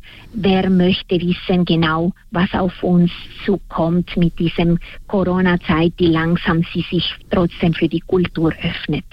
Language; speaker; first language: German; non-native, fluent; Spanish